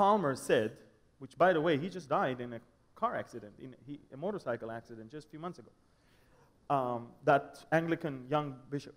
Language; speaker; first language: English; non-native, fluent; Hebrew